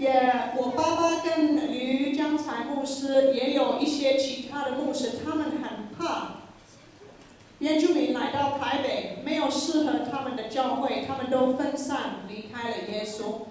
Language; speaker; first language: Chinese; early bilingual, other home language; English